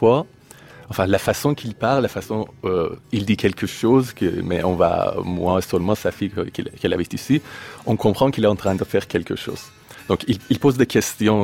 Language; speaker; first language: French; non-native, fluent; Persian